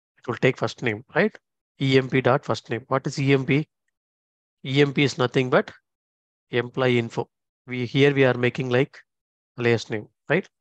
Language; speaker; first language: English; non-native, local second language; Tamil